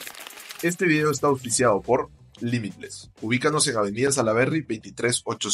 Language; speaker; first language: Spanish; native; Spanish